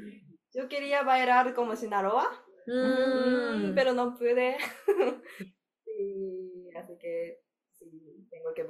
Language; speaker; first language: Spanish; non-native, learner; Japanese